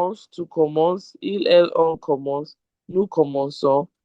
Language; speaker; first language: French; non-native, learner; English